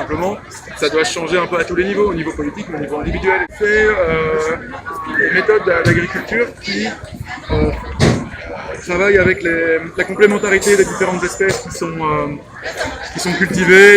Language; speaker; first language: French; native; French